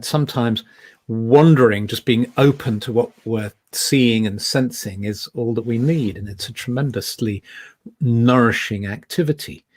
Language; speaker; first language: English; native; English